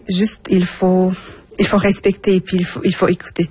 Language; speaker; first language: French; non-native, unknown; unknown